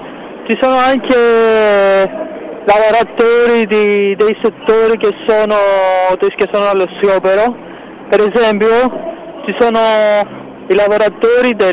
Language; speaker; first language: Italian; non-native, fluent; Greek